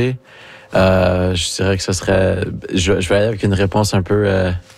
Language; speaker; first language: French; native; French